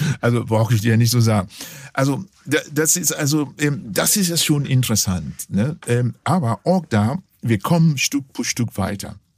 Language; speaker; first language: German; non-native, fluent; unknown